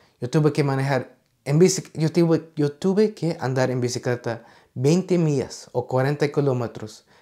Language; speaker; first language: Spanish; early bilingual, heritage; Spanish